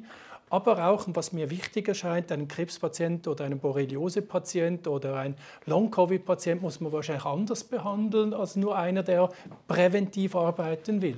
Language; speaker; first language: German; native; German